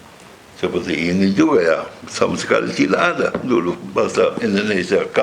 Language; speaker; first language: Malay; non-native, fluent; Dutch